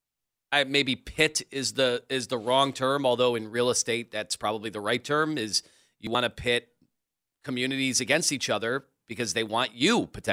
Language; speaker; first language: English; native; English